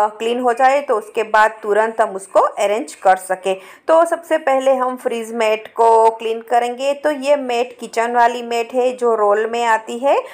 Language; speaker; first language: Hindi; non-native, local second language; Gujarati